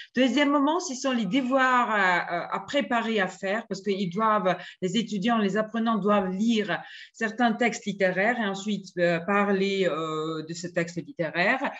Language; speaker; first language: French; non-native, fluent; Georgian